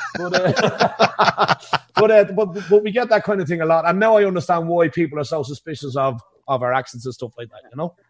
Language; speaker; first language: English; native; English